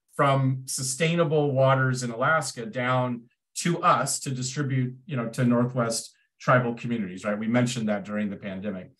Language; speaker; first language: English; native; English